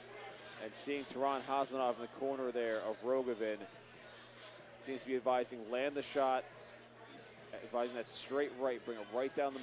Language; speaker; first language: English; native; English